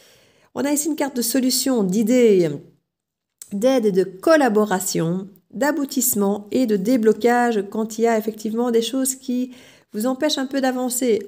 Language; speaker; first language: French; native; French